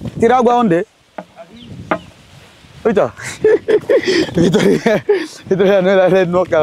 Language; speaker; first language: Vietnamese; non-native, learner; Portuguese